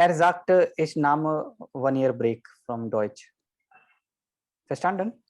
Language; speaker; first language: German; non-native, fluent; Hindi